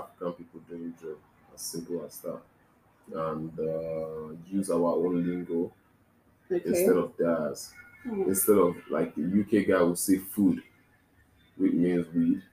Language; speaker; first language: English; non-native, local second language; Igbo